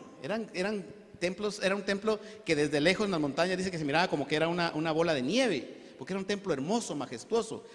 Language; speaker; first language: Spanish; native; Spanish